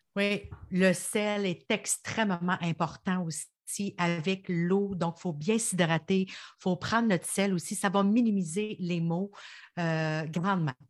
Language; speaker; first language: French; native; French